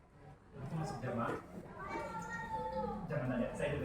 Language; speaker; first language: Indonesian; native; Indonesian